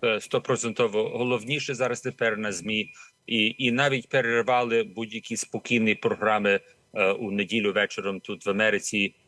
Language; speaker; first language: Ukrainian; early bilingual, heritage; Ukrainian